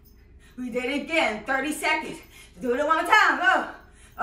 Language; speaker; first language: English; native; English